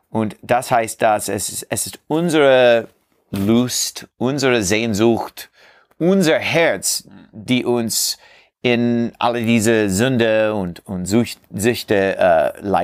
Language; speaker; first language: German; non-native, learner; English